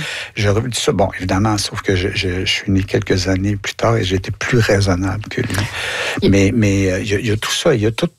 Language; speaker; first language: French; native; French